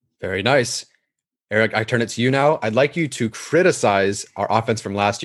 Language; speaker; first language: English; native; English